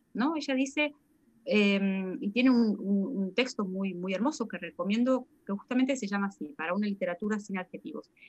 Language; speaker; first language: Spanish; native; Spanish